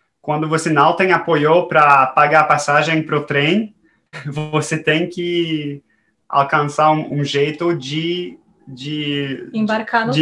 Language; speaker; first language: Portuguese; non-native, fluent; French